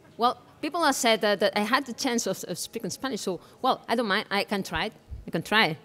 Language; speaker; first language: English; non-native, learner; Spanish